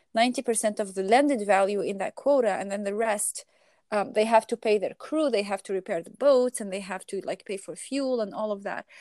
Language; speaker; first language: English; non-native, fluent; Arabic